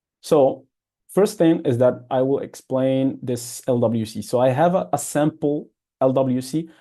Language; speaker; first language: English; non-native, fluent; Arabic